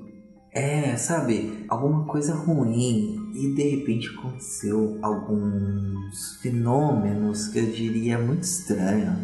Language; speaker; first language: Portuguese; native; Portuguese